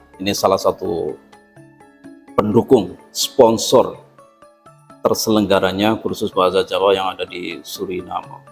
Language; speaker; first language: Indonesian; native; Indonesian